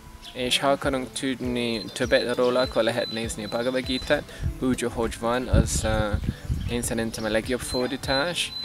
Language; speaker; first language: Hungarian; non-native, fluent; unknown